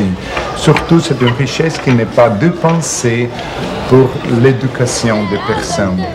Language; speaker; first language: French; non-native, fluent; Portuguese